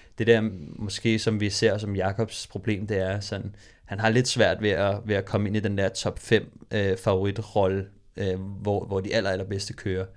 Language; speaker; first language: Danish; native; Danish